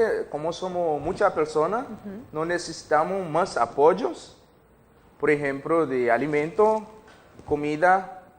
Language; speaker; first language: Spanish; non-native, learner; Haitian Creole